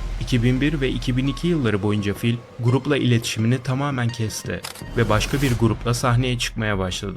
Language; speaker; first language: Turkish; native; Turkish